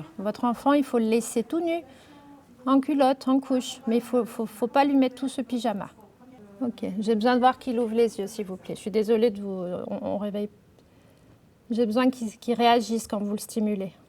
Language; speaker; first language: French; native; French